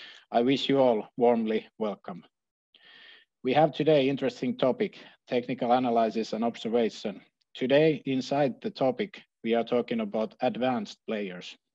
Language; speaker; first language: English; non-native, fluent; Finnish